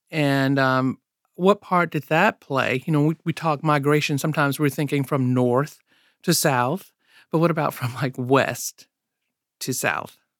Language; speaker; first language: English; native; English